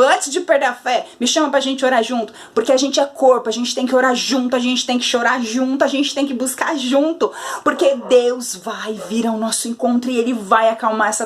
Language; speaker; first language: Portuguese; native; Portuguese